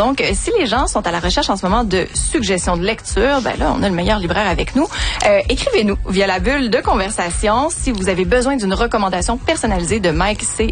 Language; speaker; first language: French; native; French